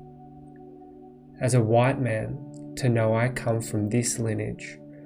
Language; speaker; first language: English; native; English